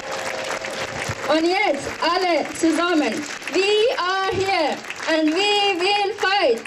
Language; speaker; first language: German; non-native, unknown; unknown